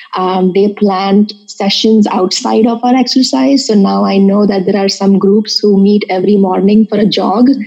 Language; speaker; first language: English; non-native, local second language; Marathi